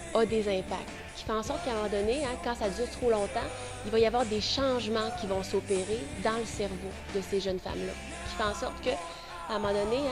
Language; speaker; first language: French; native; French